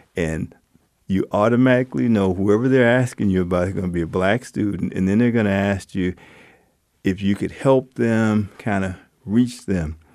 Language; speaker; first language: English; native; English